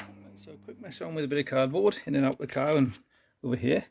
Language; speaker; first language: English; native; English